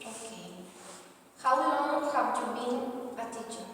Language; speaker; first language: English; non-native, learner; Spanish